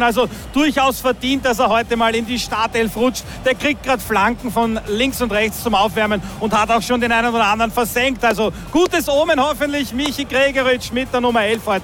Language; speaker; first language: German; native; German